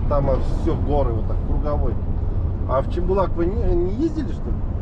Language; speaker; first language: Russian; native; Russian